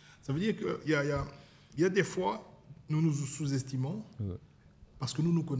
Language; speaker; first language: French; non-native, local second language; Lingala